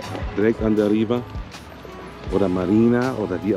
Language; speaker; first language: German; native; German